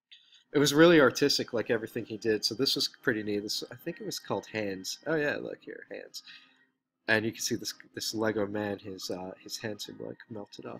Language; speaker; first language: English; native; English